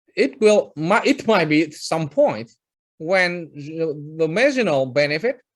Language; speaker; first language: English; non-native, fluent; Vietnamese